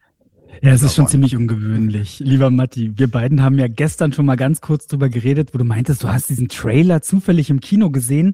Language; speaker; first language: German; native; German